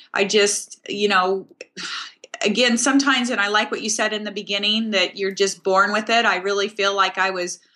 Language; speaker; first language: English; native; English